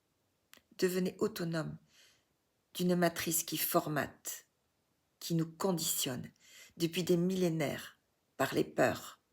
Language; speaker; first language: French; native; French